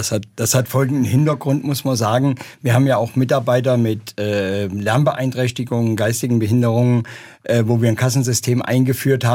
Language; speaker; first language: German; native; German